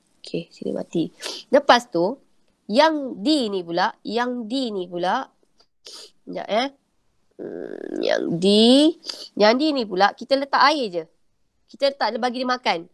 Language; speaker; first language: Malay; native; Malay